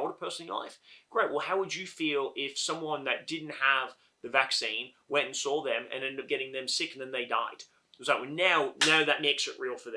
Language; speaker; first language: English; native; English